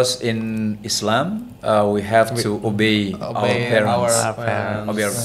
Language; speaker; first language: English; non-native, learner; Indonesian